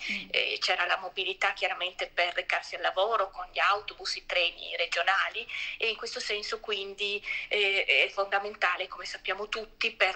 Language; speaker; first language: Italian; native; Italian